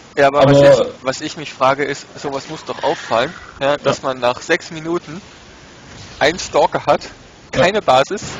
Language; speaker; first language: German; native; German